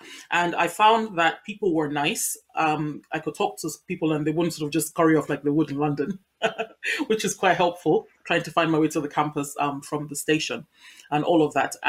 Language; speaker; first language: English; non-native, local second language; Yoruba